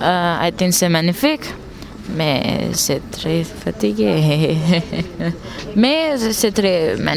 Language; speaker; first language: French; non-native, learner; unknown